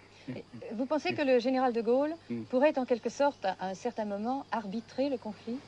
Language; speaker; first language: French; native; French